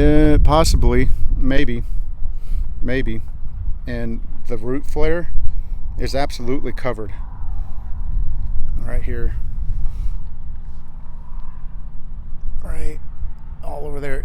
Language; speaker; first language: English; native; English